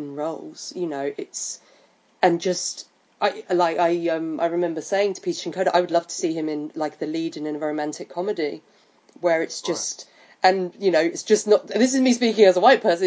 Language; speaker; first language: English; native; English